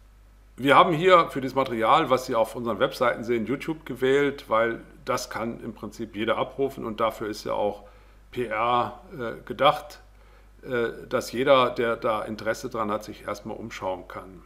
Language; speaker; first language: German; native; German